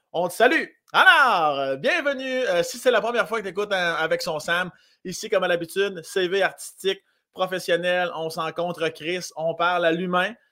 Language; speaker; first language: French; native; French